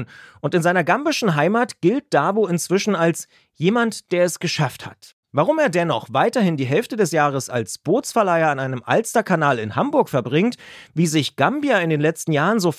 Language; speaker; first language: German; native; German